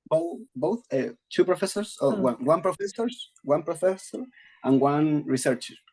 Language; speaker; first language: English; non-native, learner; Spanish